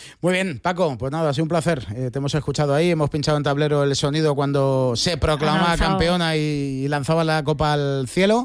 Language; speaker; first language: Spanish; native; Spanish